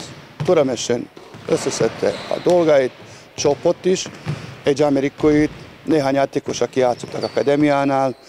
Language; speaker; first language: Hungarian; non-native, learner; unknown